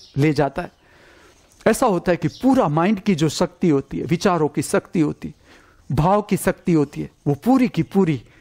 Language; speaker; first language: Hindi; non-native, local second language; Gujarati